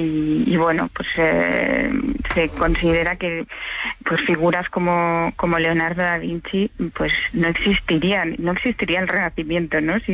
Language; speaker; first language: Spanish; native; Spanish